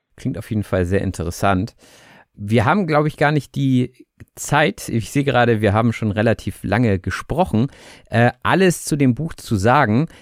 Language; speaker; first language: German; native; German